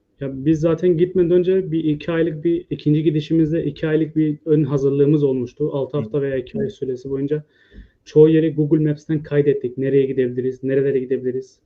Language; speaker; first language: Turkish; native; Turkish